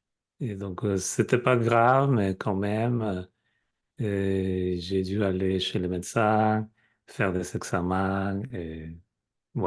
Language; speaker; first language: French; non-native, fluent; Spanish